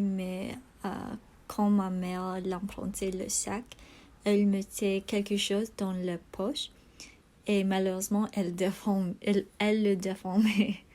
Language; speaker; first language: French; non-native, learner; English